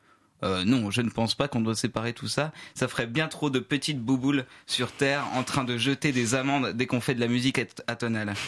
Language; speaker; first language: French; native; French